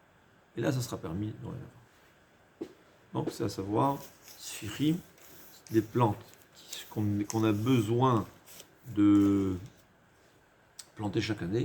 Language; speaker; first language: French; native; French